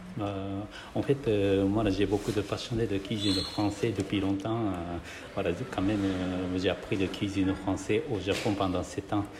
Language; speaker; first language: French; non-native, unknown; Japanese